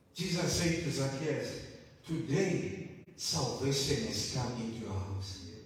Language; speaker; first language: English; non-native, local second language; Shona